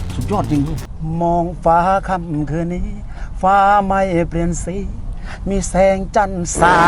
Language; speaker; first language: Thai; native; Thai